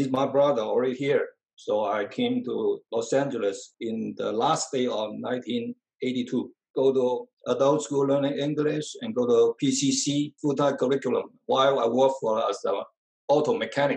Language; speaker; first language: English; non-native, fluent; Chinese